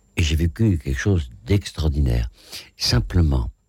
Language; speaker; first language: French; native; French